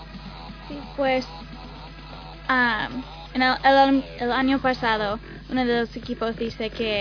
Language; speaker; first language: Spanish; non-native, learner; English